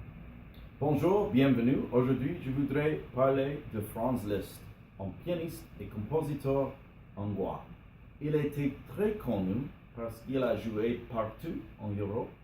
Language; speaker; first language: French; non-native, learner; English